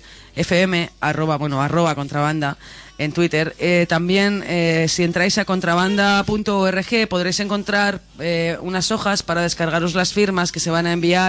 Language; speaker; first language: Spanish; native; Spanish